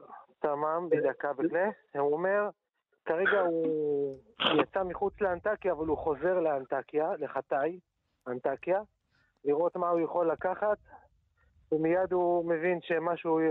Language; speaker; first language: Hebrew; non-native, fluent; Turkish